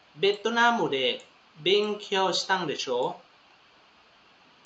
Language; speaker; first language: Japanese; non-native, fluent; Thai